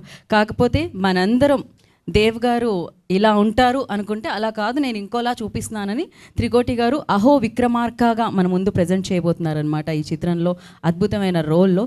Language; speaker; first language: Telugu; native; Telugu